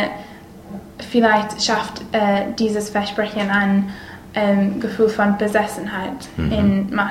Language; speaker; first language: German; non-native, learner; English